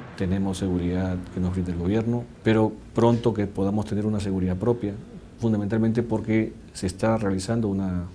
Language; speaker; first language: Spanish; native; Spanish